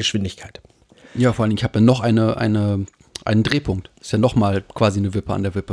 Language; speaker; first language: German; native; German